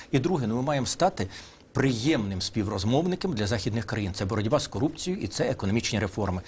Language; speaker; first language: Ukrainian; native; Ukrainian